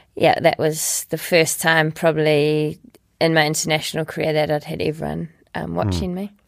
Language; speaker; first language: English; native; English